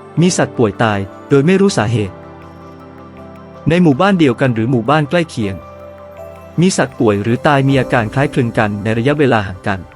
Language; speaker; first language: Thai; native; Thai